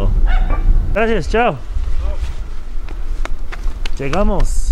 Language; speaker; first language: Spanish; non-native, learner; English